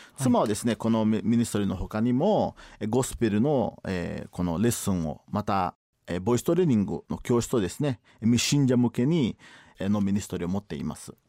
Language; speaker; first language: Japanese; early bilingual, other home language; Portuguese